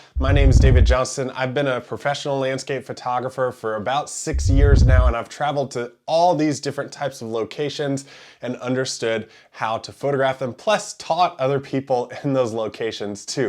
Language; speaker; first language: English; native; English